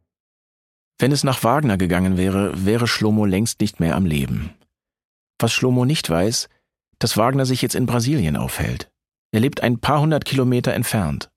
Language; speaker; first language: German; native; German